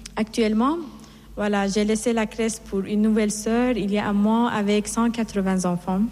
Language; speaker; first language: French; non-native, fluent; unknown